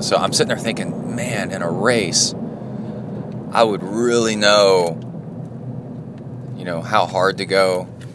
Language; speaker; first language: English; native; English